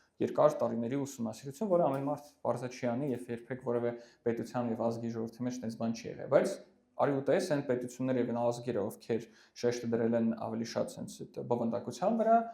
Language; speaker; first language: Armenian; early bilingual, heritage; Armenian